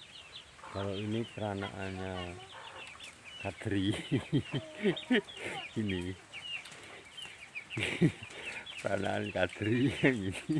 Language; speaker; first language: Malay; non-native, local second language; Javanese